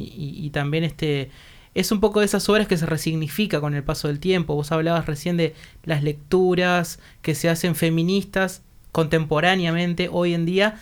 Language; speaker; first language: Spanish; native; Spanish